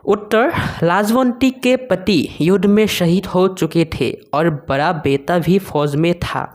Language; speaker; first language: Hindi; non-native, local second language; Assamese